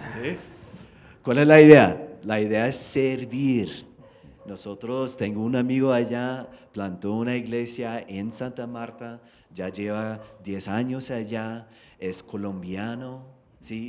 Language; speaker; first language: Spanish; non-native, fluent; English